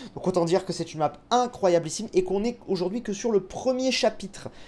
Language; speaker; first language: French; native; French